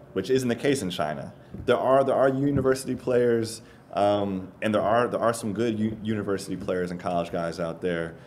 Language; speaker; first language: English; native; English